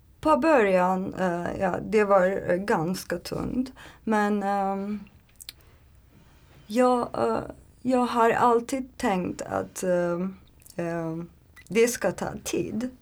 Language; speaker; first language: Swedish; non-native, learner; Turkish